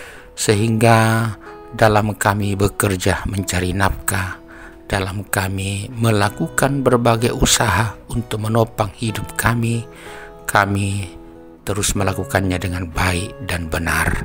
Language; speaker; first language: Indonesian; native; Indonesian